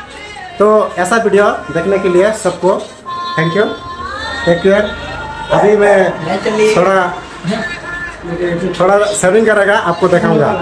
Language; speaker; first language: Hindi; non-native, learner; Bangla